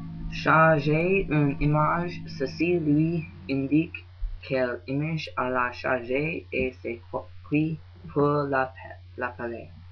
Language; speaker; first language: French; non-native, learner; English